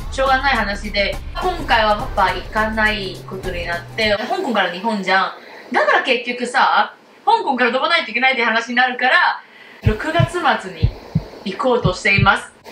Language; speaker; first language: Japanese; non-native, fluent; Cantonese